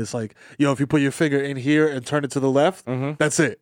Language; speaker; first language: English; early bilingual, other home language; Spanish